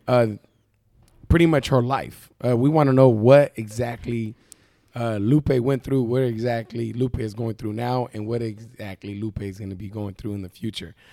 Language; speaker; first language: English; native; English